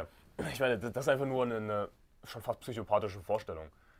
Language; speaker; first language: German; native; German